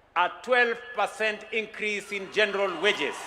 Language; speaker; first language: English; non-native, local second language; Kalenjin